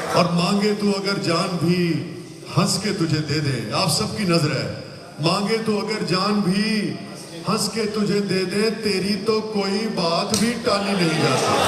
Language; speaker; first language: Urdu; non-native, local second language; Punjabi